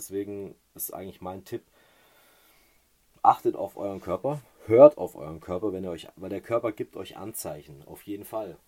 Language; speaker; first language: German; native; German